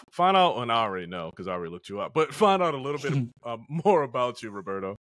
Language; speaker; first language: English; native; English